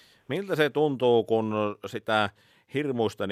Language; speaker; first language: Finnish; native; Finnish